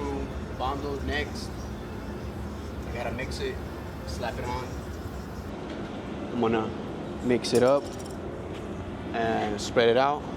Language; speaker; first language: English; native; English